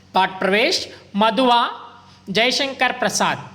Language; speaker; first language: Hindi; non-native, local second language; Kannada